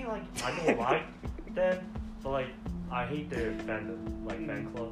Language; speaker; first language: English; non-native, learner; Korean